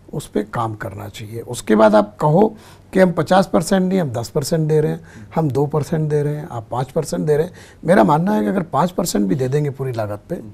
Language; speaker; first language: Hindi; native; Hindi